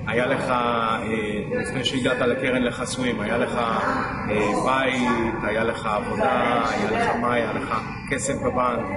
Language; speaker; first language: Hebrew; native; Hebrew